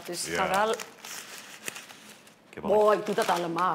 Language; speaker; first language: Dutch; non-native, fluent; Icelandic